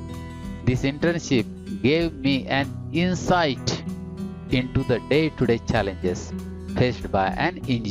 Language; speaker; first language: English; non-native, local second language; Marathi